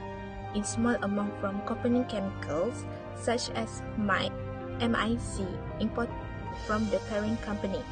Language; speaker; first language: English; non-native, local second language; Malay